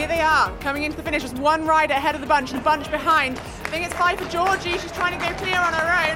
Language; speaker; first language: English; native; English